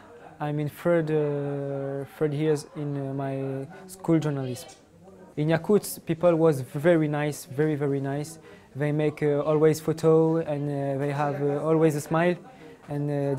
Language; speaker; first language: English; non-native, learner; French